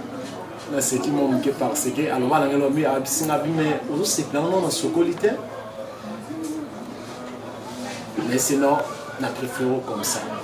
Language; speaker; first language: French; non-native, local second language; Lingala